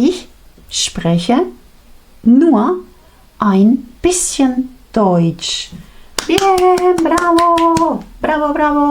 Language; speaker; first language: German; non-native, fluent; Spanish